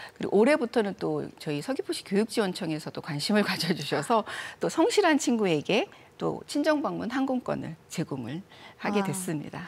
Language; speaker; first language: Korean; native; Korean